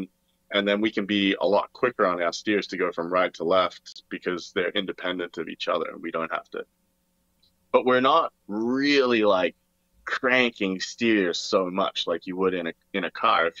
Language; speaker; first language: English; native; English